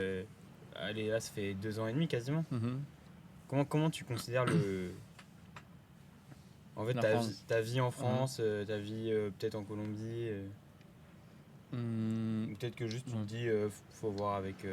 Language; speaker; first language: French; native; French